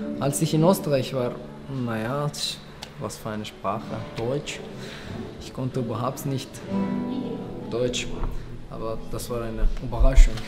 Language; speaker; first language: German; non-native, learner; Persian